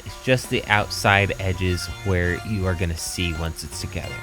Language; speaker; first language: English; native; English